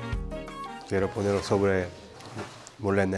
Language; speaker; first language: Spanish; non-native, learner; Korean